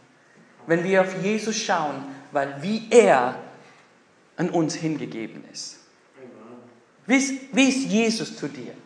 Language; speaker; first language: German; non-native, fluent; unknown